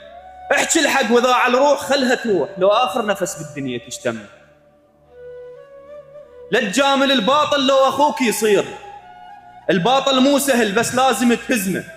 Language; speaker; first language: Arabic; native; Arabic